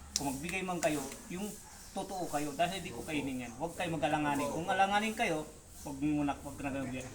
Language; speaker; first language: Filipino; non-native, local second language; Cebuano